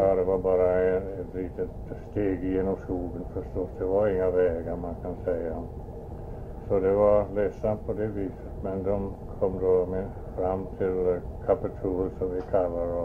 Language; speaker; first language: Swedish; early bilingual, heritage; Swedish